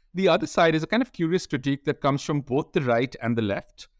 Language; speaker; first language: English; non-native, local second language; Hindi